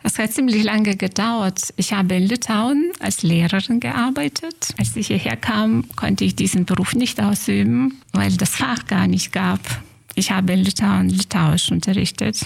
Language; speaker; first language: German; non-native, fluent; Lithuanian